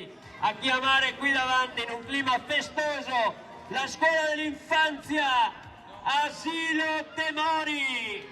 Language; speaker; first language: Italian; native; Italian